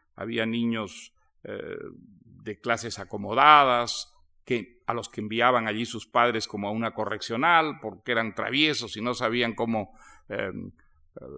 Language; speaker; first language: Spanish; native; Spanish